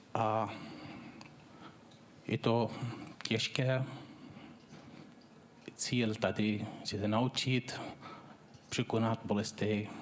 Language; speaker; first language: Czech; non-native, fluent; Arabic